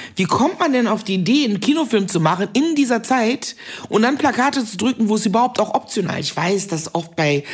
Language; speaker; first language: German; native; German